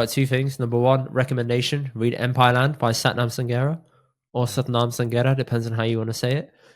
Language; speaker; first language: English; early bilingual, other home language; Punjabi